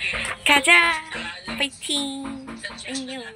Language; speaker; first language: Korean; non-native, learner; Filipino